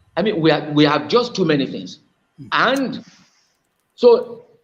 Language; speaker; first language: English; non-native, local second language; Yoruba